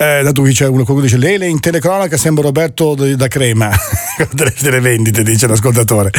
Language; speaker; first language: Italian; native; Italian